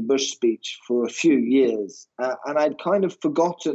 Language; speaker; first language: English; native; English